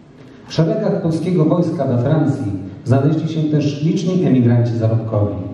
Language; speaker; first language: Polish; native; Polish